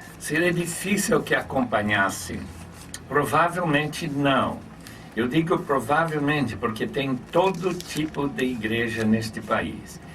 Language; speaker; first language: Portuguese; non-native, fluent; English